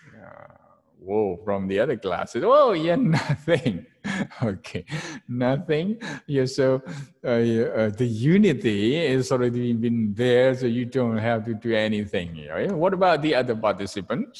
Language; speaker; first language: English; non-native, fluent; Indonesian